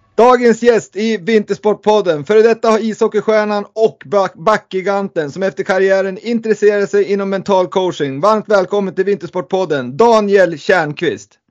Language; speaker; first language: Swedish; native; Swedish